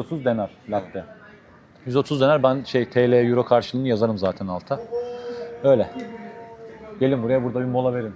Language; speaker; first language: Turkish; native; Turkish